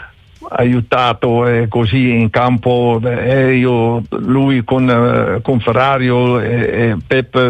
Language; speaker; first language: Italian; non-native, learner; Dutch